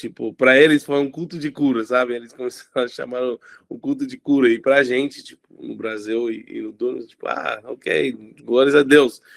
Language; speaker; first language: Portuguese; non-native, fluent; English